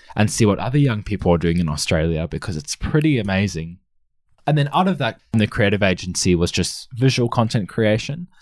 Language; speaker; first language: English; native; English